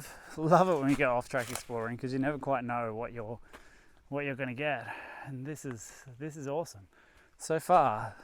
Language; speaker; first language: English; native; English